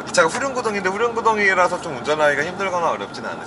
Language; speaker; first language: Korean; native; Korean